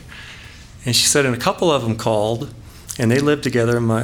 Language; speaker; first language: English; native; English